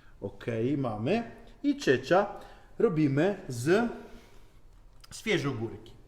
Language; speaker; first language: Polish; non-native, learner; Italian